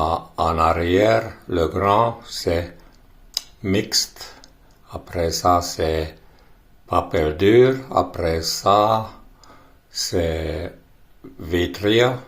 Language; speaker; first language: French; non-native, learner; Finnish